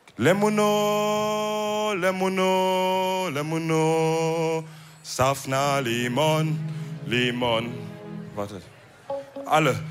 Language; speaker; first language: German; early bilingual, other home language; Wolof